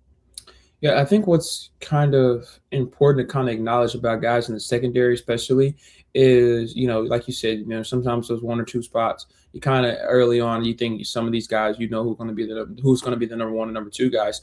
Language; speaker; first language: English; native; English